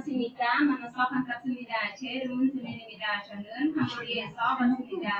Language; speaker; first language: Korean; non-native, learner; Khmer